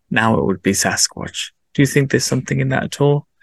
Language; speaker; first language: English; native; English